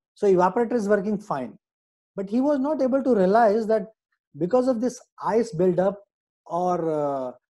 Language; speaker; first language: English; non-native, local second language; Hindi